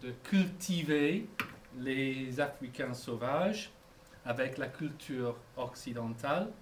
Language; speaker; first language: French; non-native, fluent; English